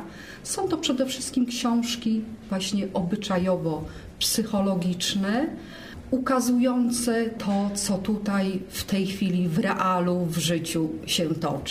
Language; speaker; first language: Polish; native; Polish